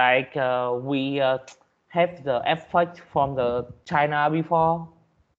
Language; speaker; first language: English; non-native, learner; Vietnamese